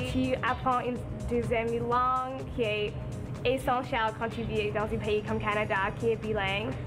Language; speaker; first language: French; non-native, learner; English